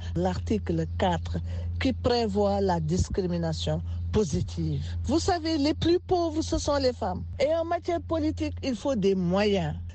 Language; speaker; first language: French; non-native, local second language; Wolof